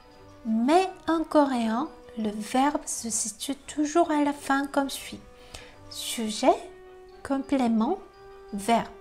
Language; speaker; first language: French; non-native, fluent; Korean